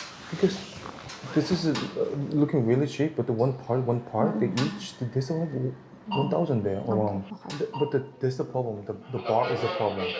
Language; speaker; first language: English; non-native, learner; Korean